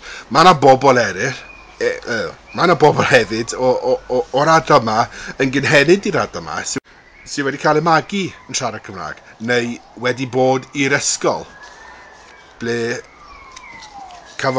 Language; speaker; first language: Welsh; non-native, local second language; English